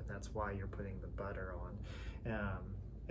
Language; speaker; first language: English; native; English